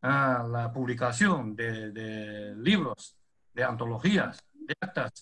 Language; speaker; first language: Spanish; non-native, fluent; Chinese